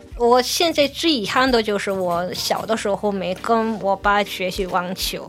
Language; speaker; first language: Chinese; non-native, fluent; Korean